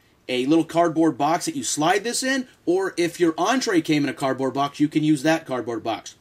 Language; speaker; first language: English; native; English